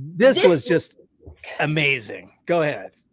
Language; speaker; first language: English; native; English